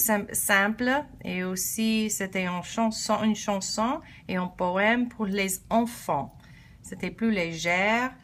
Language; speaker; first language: French; non-native, learner; English